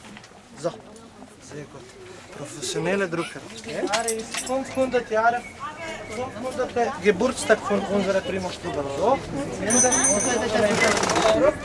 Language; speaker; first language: German; non-native, learner; Slovenian